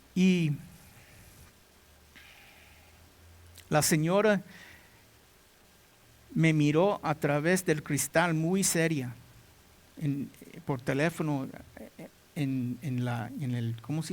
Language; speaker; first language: Spanish; non-native, learner; English